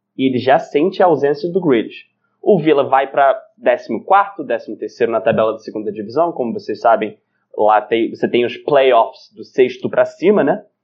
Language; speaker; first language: Portuguese; non-native, fluent; English